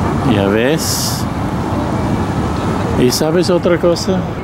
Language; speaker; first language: Spanish; non-native, fluent; English